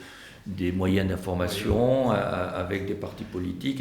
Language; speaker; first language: French; native; French